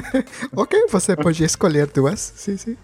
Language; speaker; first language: Portuguese; non-native, learner; Spanish